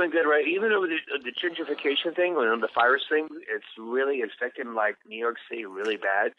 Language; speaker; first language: English; native; English